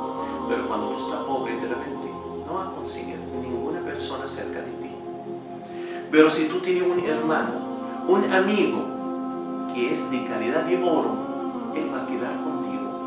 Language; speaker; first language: Spanish; non-native, fluent; Arabic